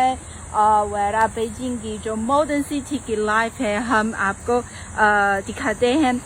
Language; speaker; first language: Urdu; non-native, fluent; Chinese